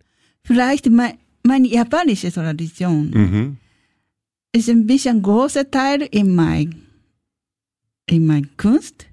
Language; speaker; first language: German; non-native, learner; Japanese